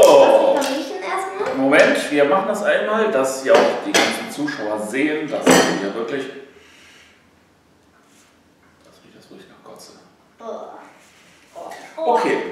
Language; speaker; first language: German; native; German